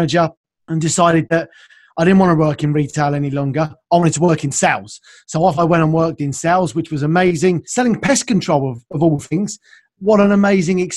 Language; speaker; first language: English; native; English